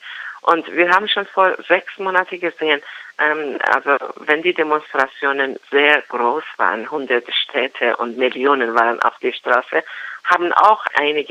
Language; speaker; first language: German; non-native, fluent; Persian